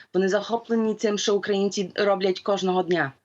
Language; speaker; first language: Ukrainian; early bilingual, heritage; Ukrainian